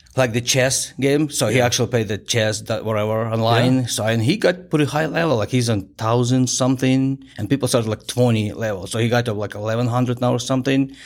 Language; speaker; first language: English; non-native, fluent; Ukrainian